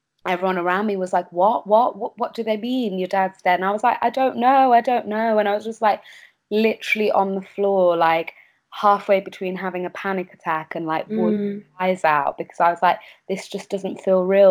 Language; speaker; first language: English; native; English